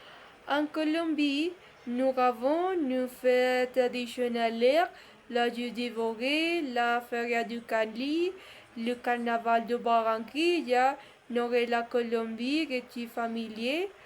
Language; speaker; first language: French; non-native, learner; Spanish